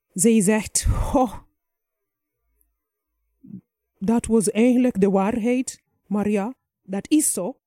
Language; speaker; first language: Dutch; non-native, fluent; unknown